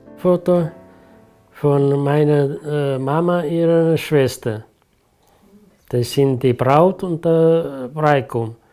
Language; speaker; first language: German; early bilingual, heritage; German